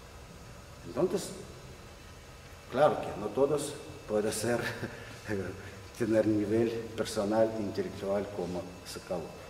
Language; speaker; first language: Spanish; non-native, learner; Russian